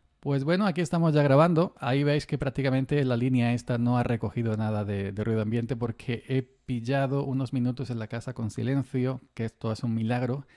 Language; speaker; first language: Spanish; native; Spanish